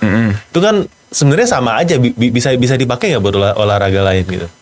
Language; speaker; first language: Indonesian; native; Indonesian